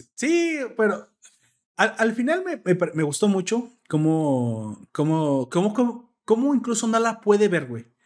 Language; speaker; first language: Spanish; native; Spanish